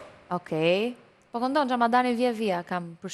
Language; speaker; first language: Albanian; native; Albanian